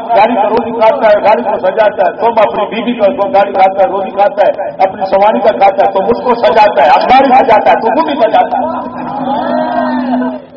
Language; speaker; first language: Urdu; non-native, local second language; Punjabi